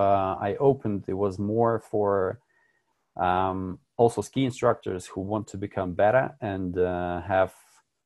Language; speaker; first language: English; non-native, fluent; Russian